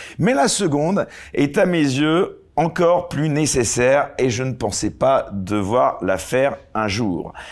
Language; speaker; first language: French; native; French